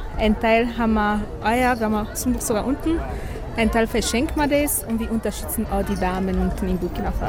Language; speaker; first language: German; non-native, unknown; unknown